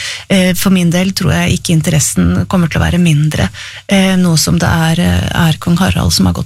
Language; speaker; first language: Norwegian; native; Norwegian